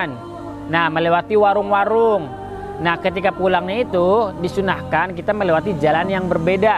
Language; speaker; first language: Indonesian; native; Indonesian